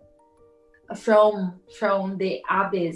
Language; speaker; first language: English; non-native, learner; Portuguese